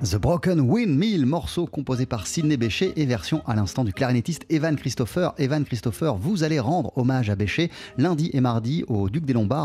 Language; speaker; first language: French; native; French